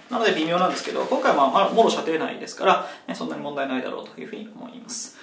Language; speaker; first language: Japanese; native; Japanese